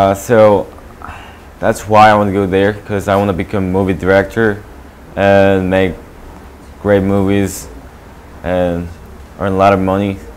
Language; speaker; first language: English; non-native, learner; Korean